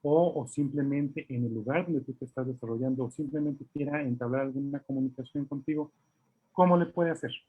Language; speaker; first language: Spanish; native; Spanish